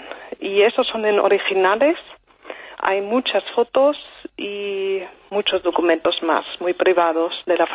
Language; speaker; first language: Spanish; non-native, fluent; German